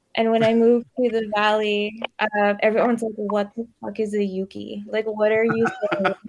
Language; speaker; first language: English; early bilingual, other home language; Spanish